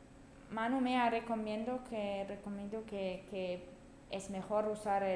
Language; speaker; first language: Spanish; non-native, fluent; German